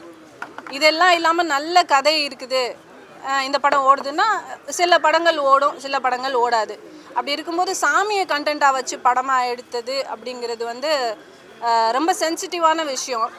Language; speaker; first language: Tamil; native; Tamil